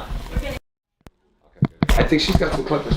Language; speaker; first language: English; native; English